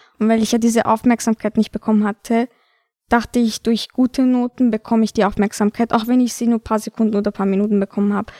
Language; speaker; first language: German; early bilingual, other home language; Albanian